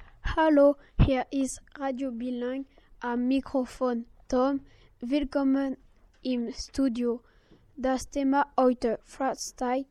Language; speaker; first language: German; non-native, learner; French